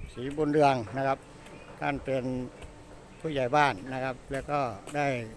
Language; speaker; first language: Thai; non-native, local second language; Northeastern Thai